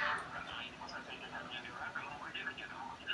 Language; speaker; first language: Malay; native; Malay